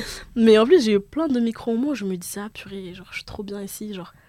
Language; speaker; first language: French; early bilingual, other home language; Bambara